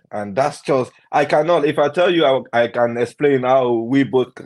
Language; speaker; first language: English; non-native, local second language; Yoruba